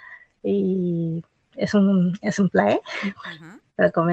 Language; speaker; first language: Catalan; non-native, fluent; Japanese